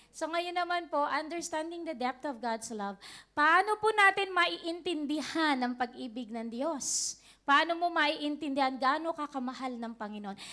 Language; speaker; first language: Filipino; native; Filipino